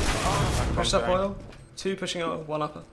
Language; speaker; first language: English; native; English